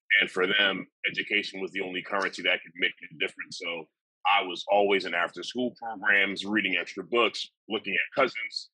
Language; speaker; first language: English; native; English